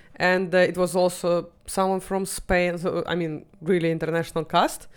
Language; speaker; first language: English; non-native, fluent; Russian